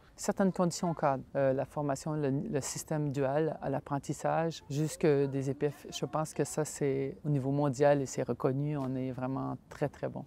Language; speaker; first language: French; native; French